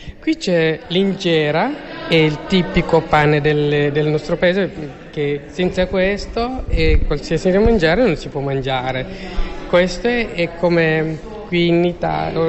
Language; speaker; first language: Italian; non-native, learner; Tigrinya